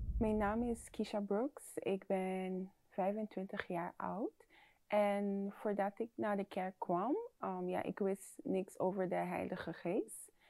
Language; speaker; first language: Dutch; non-native, fluent; English